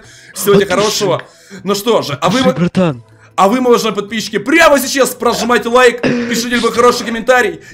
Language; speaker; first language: Russian; native; Russian